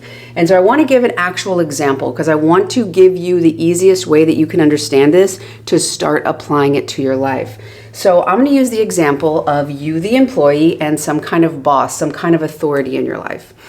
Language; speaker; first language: English; native; English